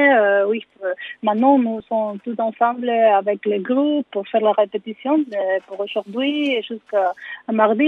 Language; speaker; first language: French; non-native, learner; Spanish